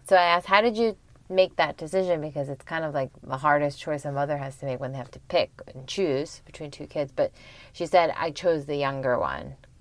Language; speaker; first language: English; early bilingual, other home language; Korean